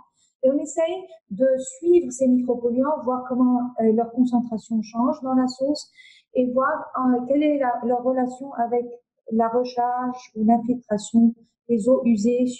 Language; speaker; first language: French; non-native, local second language; Arabic